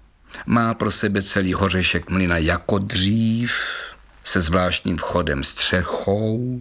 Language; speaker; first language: Czech; native; Czech